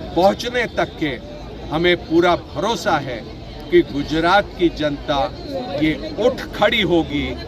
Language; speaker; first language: Hindi; non-native, local second language; Marathi